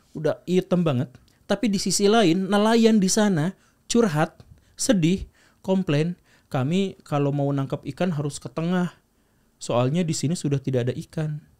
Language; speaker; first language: Indonesian; native; Indonesian